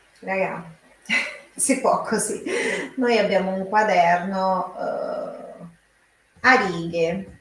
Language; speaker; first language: Italian; non-native, fluent; Portuguese